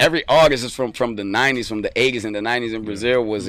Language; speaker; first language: English; non-native, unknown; Portuguese